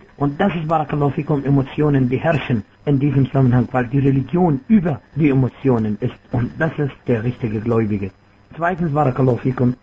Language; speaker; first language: German; non-native, fluent; Arabic